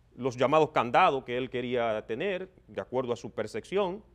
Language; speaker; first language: Spanish; native; Spanish